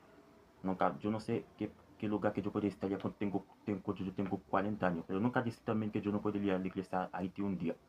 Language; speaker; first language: Spanish; non-native, learner; Haitian Creole